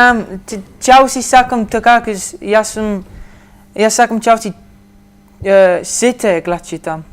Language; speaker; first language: Macedonian; early bilingual, heritage; Macedonian